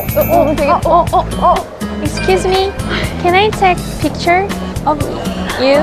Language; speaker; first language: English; non-native, learner; Korean